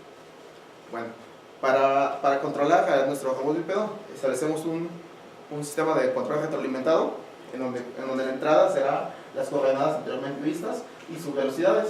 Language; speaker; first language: Spanish; native; Spanish